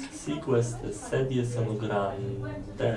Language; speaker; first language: Italian; non-native, learner; Polish